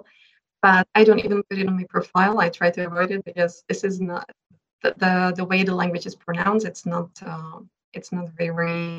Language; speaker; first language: English; non-native, fluent; Czech